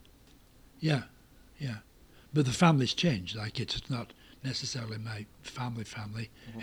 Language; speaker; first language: English; native; English